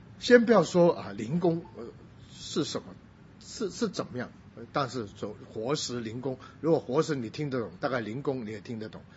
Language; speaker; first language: Chinese; non-native, local second language; Cantonese